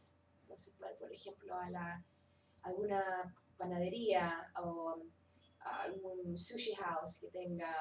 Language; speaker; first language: Spanish; early bilingual, heritage; Spanish